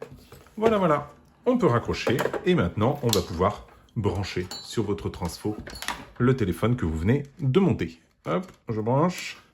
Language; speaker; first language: French; native; French